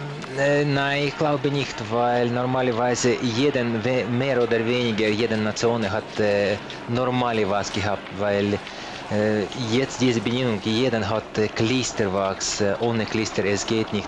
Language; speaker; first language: German; non-native, learner; Russian